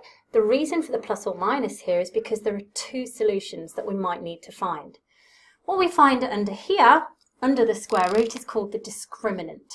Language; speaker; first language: English; native; English